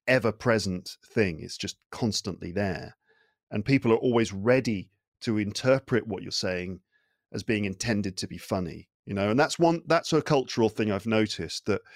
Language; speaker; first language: English; native; English